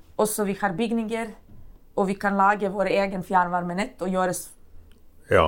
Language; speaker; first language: Norwegian; non-native, fluent; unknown